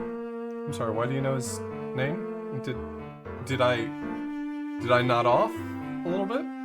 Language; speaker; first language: English; native; English